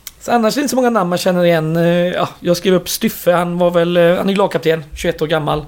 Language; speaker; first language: Swedish; native; Swedish